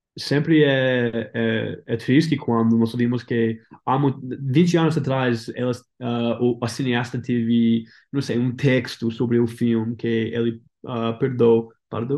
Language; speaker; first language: Portuguese; non-native, learner; English